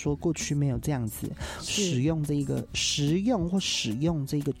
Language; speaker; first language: Chinese; non-native, local second language; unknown